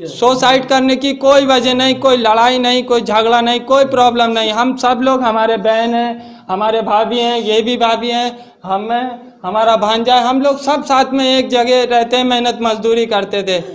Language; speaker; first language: Hindi; native; Hindi